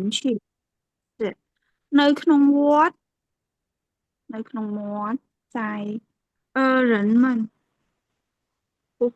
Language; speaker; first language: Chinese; non-native, learner; Khmer